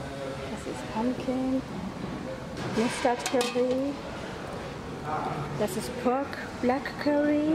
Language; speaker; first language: German; non-native, fluent; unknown